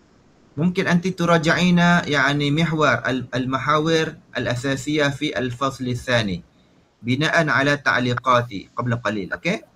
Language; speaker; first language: Arabic; non-native, fluent; Malay